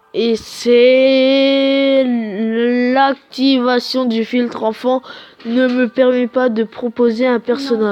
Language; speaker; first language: French; native; French